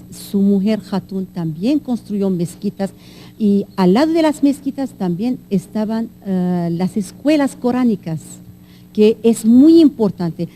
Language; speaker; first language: Spanish; non-native, fluent; Armenian